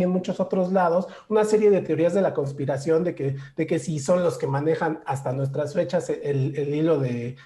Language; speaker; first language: Spanish; native; Spanish